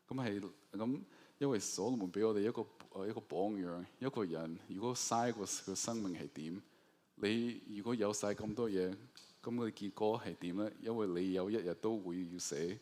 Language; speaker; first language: Cantonese; early bilingual, heritage; Cantonese